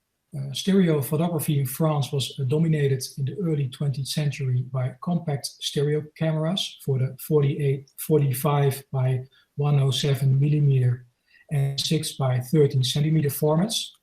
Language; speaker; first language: English; non-native, fluent; Dutch